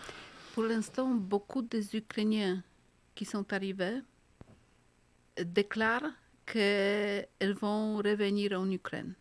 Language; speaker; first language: French; non-native, fluent; Polish